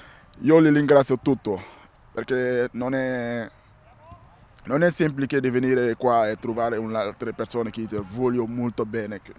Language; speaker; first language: Italian; non-native, learner; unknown